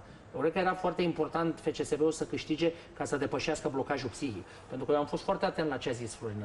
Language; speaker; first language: Romanian; native; Romanian